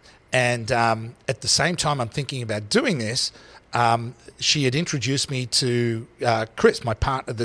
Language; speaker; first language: English; native; English